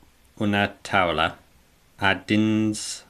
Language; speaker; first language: Catalan; non-native, learner; English